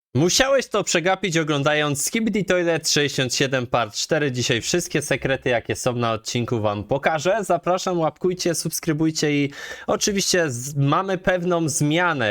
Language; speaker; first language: Polish; native; Polish